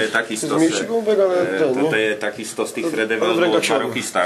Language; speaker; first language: Polish; non-native, learner; Slovak